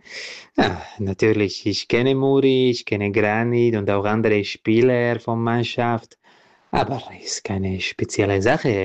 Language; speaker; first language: German; non-native, learner; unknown